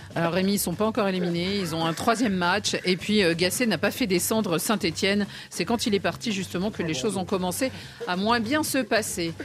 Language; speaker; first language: French; native; French